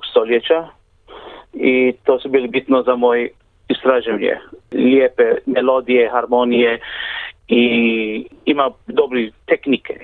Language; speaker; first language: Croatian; early bilingual, heritage; English